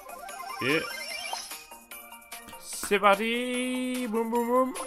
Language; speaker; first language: French; native; French